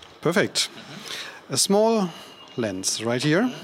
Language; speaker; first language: English; non-native, fluent; German